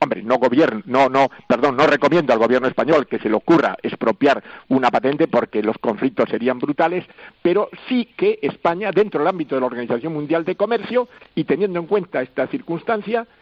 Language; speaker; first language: Spanish; native; Spanish